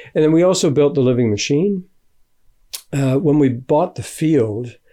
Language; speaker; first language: English; native; English